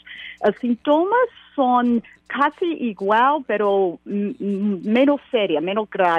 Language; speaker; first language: Spanish; non-native, learner; English